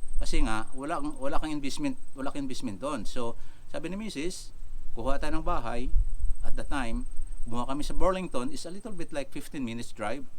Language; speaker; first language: Filipino; native; Filipino